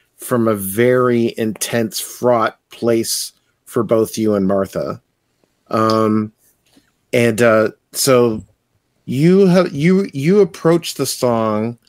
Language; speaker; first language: English; native; English